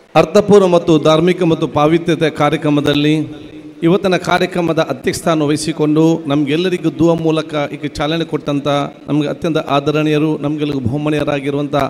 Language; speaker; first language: Kannada; non-native, local second language; Malayalam